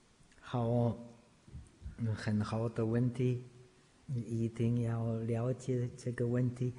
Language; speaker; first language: Chinese; non-native, fluent; Czech